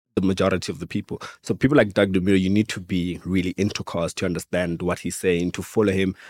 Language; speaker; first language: English; non-native, local second language; Venda